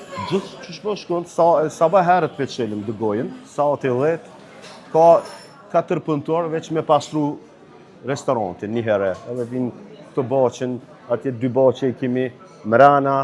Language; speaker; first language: Albanian; early bilingual, heritage; Albanian